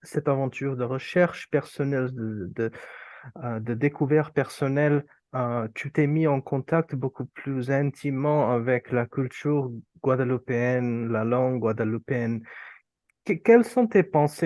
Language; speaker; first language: French; non-native, fluent; Urdu